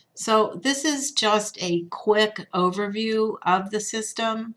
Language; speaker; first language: English; native; English